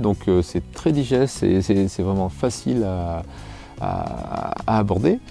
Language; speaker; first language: French; native; French